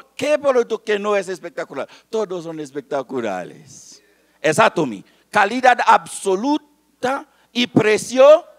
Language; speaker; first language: Spanish; non-native, fluent; Haitian Creole